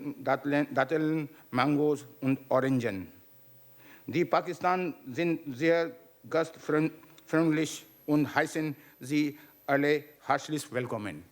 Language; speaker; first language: German; non-native, learner; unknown